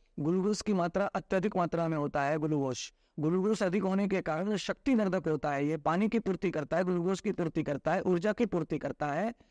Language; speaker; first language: Hindi; native; Hindi